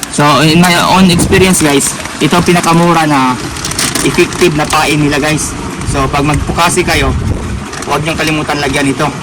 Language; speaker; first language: Filipino; non-native, local second language; Cebuano